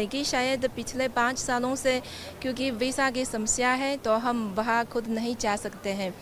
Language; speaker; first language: Hindi; non-native, fluent; Chinese